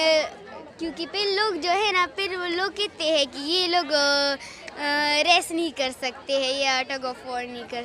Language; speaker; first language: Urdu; non-native, local second language; Pashto